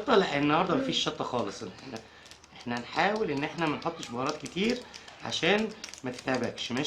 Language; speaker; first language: Arabic; native; Arabic